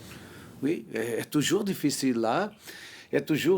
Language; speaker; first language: French; non-native, learner; Portuguese